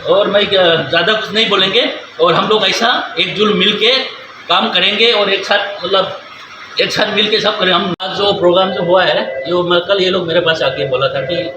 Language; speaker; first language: Hindi; non-native, local second language; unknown